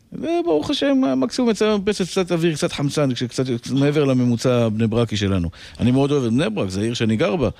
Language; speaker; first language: Hebrew; native; Hebrew